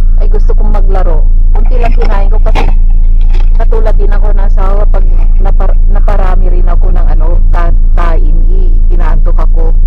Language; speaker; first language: Filipino; native; Filipino